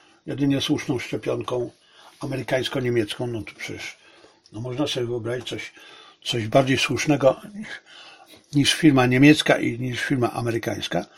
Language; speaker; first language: Polish; native; Polish